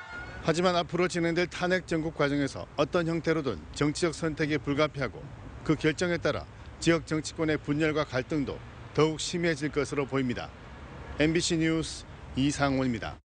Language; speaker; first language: Korean; native; Korean